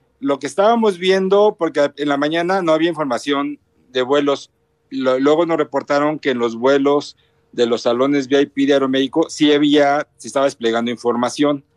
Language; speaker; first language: Spanish; native; Spanish